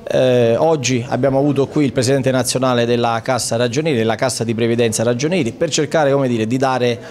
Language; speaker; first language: Italian; native; Italian